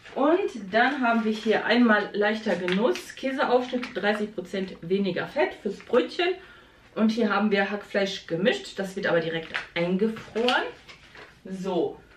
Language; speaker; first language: German; early bilingual, other home language; Polish